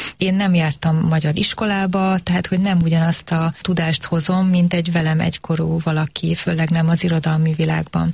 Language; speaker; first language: Hungarian; early bilingual, heritage; English